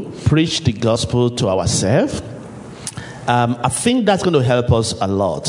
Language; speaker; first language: English; non-native, local second language; Yoruba